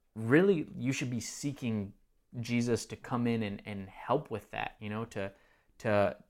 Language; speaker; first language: English; native; English